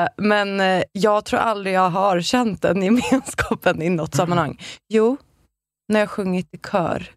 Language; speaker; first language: Swedish; native; Swedish